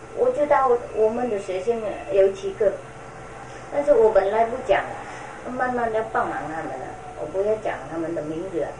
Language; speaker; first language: Chinese; non-native, fluent; Vietnamese